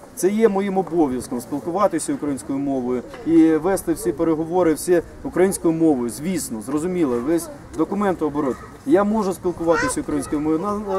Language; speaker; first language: Ukrainian; non-native, local second language; Russian